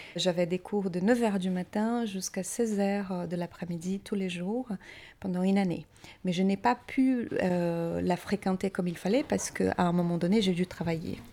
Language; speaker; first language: French; non-native, fluent; Portuguese